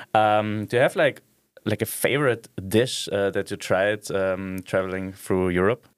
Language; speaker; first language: English; non-native, fluent; German